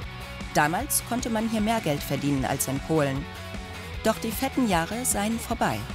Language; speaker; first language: German; native; German